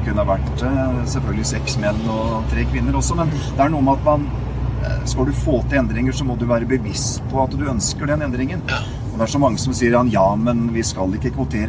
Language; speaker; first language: Norwegian; native; Norwegian